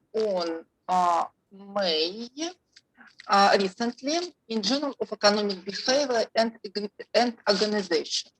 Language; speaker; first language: English; non-native, learner; Russian